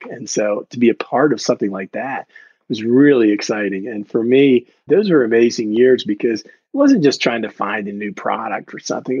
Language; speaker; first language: English; native; English